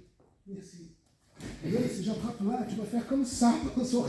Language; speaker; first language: French; non-native, fluent; Portuguese